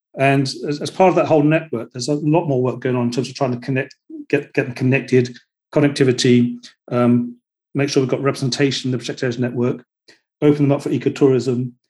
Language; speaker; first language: English; native; English